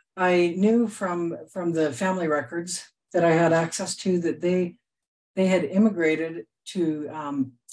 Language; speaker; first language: English; native; English